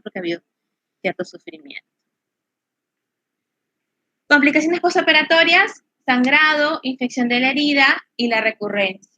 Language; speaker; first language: Spanish; native; Spanish